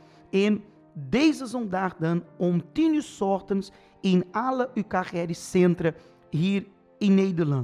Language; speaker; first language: Dutch; non-native, fluent; Portuguese